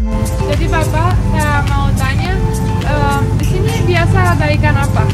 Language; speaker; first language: Indonesian; non-native, fluent; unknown